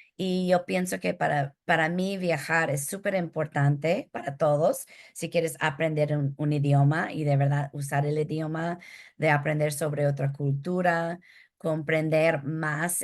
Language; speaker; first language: Spanish; early bilingual, heritage; Spanish